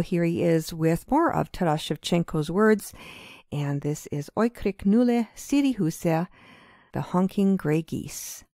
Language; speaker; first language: English; native; English